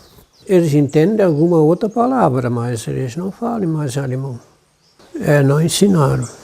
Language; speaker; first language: Portuguese; non-native, local second language; German